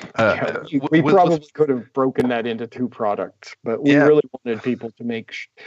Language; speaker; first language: English; native; English